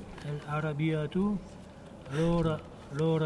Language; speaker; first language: Arabic; non-native, learner; French